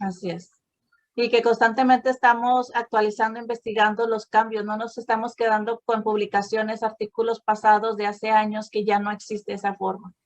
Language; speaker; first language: Spanish; native; Spanish